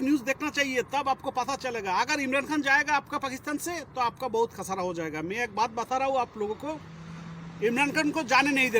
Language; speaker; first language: Hindi; non-native, fluent; Bangla